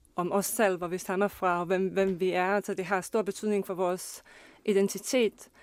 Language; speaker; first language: Danish; non-native, fluent; Bosnian